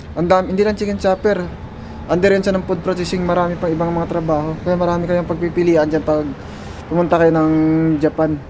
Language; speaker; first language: Filipino; native; Filipino